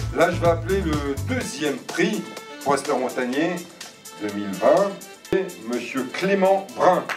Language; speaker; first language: French; native; French